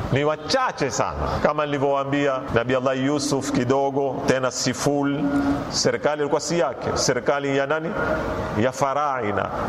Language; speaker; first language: Swahili; native; Swahili